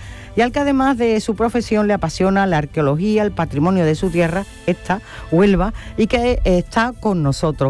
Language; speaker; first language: Spanish; native; Spanish